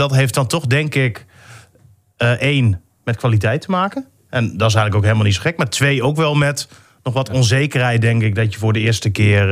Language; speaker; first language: Dutch; native; Dutch